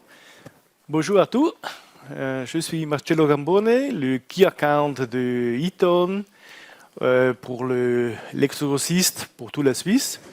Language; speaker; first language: French; non-native, learner; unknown